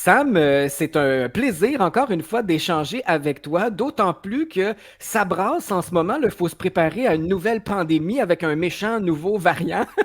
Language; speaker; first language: French; native; French